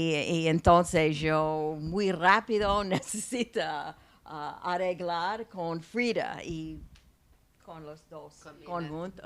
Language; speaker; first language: Spanish; non-native, learner; English